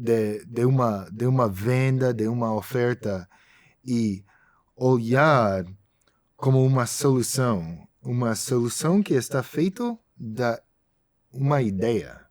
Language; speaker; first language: Portuguese; non-native, fluent; English